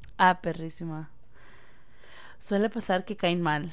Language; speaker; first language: Spanish; early bilingual, heritage; Spanish